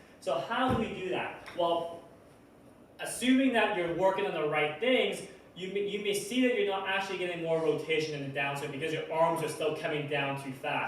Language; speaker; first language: English; native; English